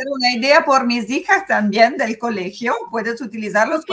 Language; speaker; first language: Spanish; non-native, fluent; Italian